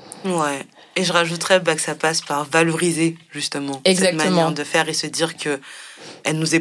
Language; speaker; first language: French; native; French